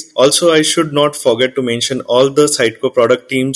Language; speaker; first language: English; non-native, local second language; Konkani